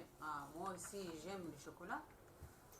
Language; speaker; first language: French; non-native, learner; Arabic